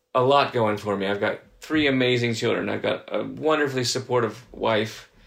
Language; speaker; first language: English; native; English